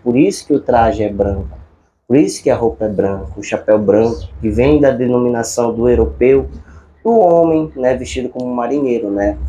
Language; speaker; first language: Portuguese; native; Portuguese